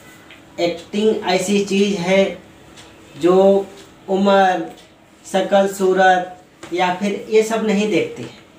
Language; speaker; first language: Hindi; native; Hindi